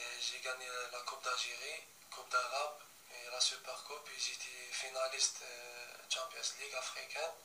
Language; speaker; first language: French; non-native, local second language; Arabic